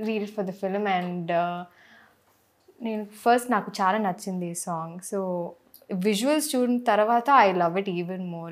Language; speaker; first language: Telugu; non-native, local second language; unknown